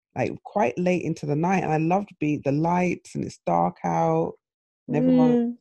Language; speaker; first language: English; native; English